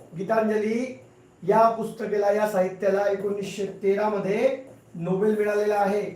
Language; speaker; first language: Marathi; non-native, local second language; Hindi